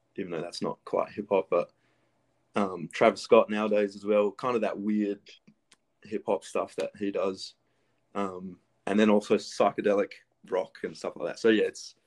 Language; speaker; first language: English; early bilingual, other home language; Greek